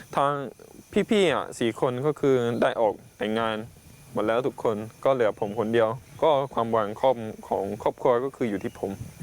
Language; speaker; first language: Thai; non-native, local second language; Pattani Malay